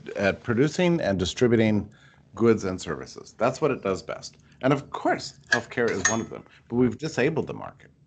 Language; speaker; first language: English; native; English